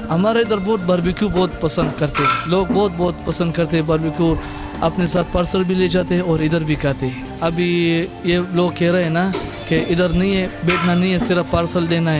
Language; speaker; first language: Hindi; non-native, local second language; Pashto